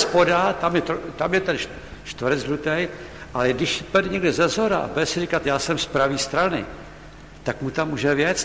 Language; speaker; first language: Czech; native; Czech